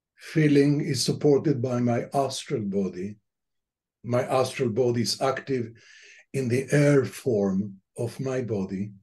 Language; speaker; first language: English; non-native, fluent; Spanish